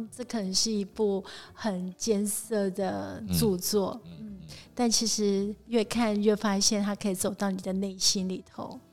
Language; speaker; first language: Chinese; native; Chinese